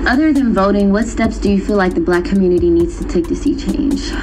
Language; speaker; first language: English; native; English